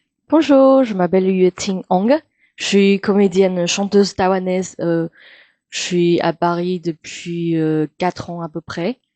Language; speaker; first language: French; non-native, fluent; Min Nan Chinese